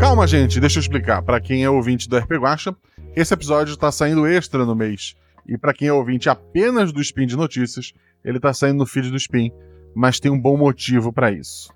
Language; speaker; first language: Portuguese; native; Portuguese